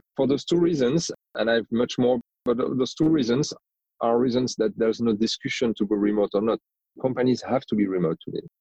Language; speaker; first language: English; non-native, fluent; French